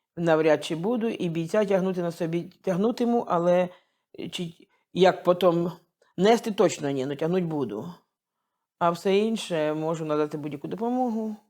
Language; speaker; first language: Ukrainian; native; Ukrainian